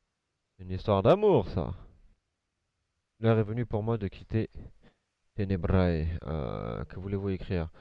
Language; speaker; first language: French; native; French